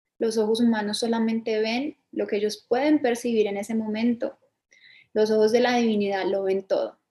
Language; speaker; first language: Spanish; early bilingual, other home language; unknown